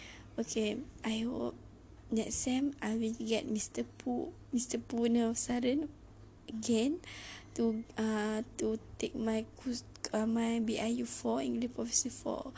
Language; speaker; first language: English; non-native, learner; Malay